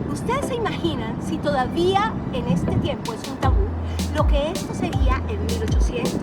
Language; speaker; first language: Spanish; native; Spanish